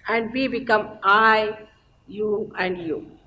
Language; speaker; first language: English; non-native, local second language; Marathi